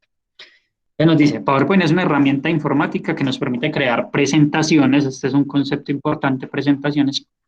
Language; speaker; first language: Spanish; native; Spanish